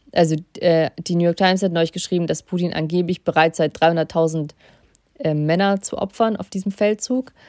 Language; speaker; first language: German; early bilingual, other home language; Russian